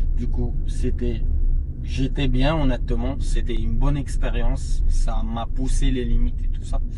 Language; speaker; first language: French; non-native, local second language; Arabic